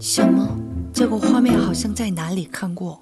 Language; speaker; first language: Chinese; non-native, learner; Korean